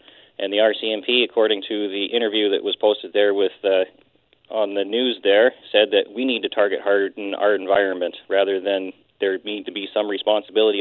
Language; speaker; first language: English; native; English